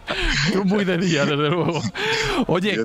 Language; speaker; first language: Spanish; native; Spanish